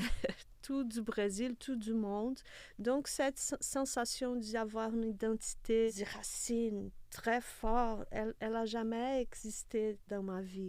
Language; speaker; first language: French; non-native, fluent; Portuguese